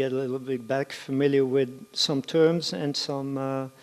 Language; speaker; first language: English; non-native, fluent; Dutch